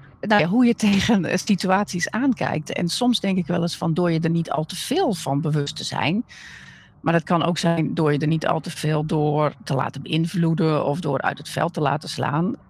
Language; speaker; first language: Dutch; native; Dutch